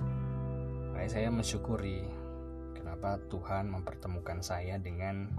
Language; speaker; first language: Indonesian; native; Indonesian